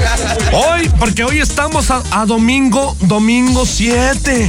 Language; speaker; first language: Spanish; native; Spanish